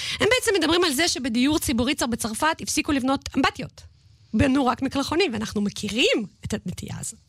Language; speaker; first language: Hebrew; non-native, fluent; Russian